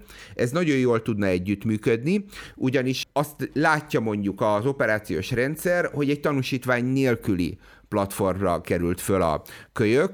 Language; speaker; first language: Hungarian; native; Hungarian